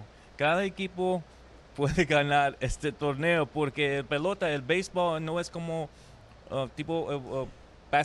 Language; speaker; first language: Spanish; early bilingual, heritage; Spanish